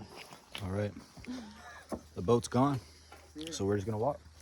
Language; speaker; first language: English; native; English